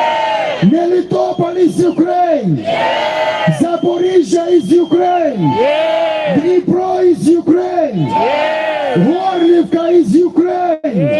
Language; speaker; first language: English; non-native, fluent; Ukrainian